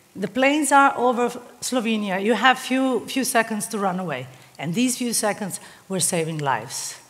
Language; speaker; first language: English; non-native, fluent; Serbian